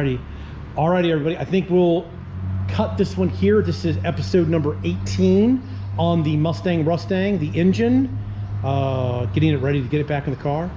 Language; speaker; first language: English; native; English